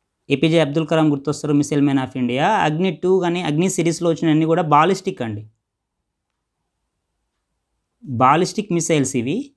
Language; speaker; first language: Telugu; native; Telugu